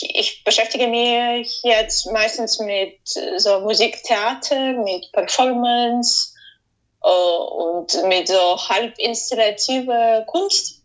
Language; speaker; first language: German; non-native, fluent; Ukrainian